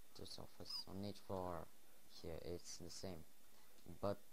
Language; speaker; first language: English; non-native, learner; Bulgarian